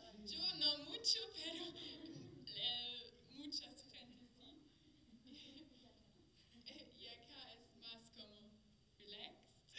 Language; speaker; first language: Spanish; non-native, learner; German